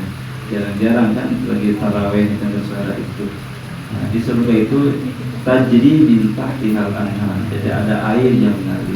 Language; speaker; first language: Indonesian; native; Indonesian